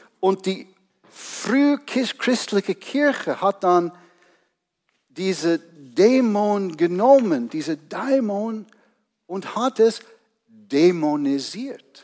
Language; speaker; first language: German; non-native, fluent; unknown